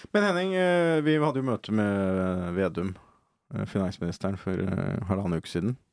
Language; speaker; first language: Norwegian; native; Norwegian